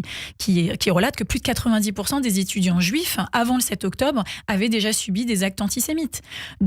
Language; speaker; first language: French; native; French